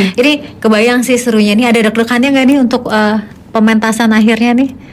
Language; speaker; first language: Indonesian; native; Indonesian